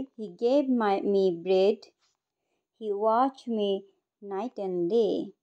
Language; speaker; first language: English; non-native, local second language; Assamese